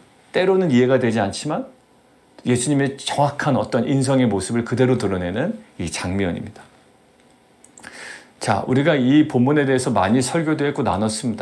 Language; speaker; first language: Korean; native; Korean